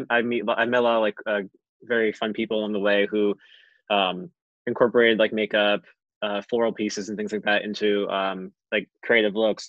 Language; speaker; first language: English; native; English